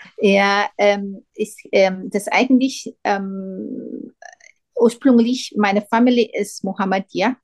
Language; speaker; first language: German; non-native, learner; Indonesian